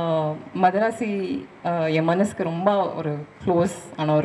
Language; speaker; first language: Tamil; non-native, learner; Kannada